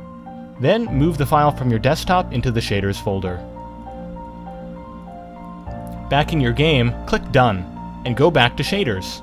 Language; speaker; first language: English; native; English